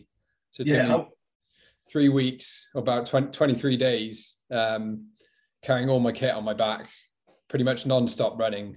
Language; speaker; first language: English; native; English